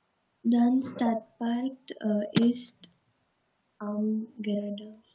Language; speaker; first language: German; non-native, learner; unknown